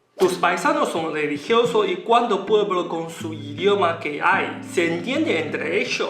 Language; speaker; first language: Spanish; non-native, learner; Chinese